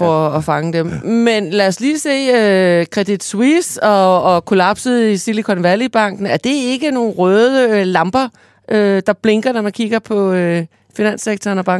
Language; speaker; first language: Danish; native; Danish